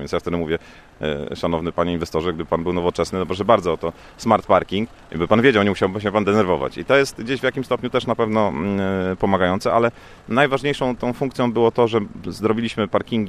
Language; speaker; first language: Polish; native; Polish